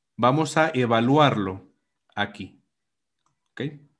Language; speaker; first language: Spanish; native; Spanish